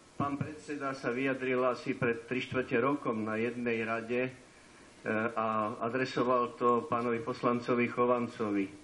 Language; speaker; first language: Slovak; native; Slovak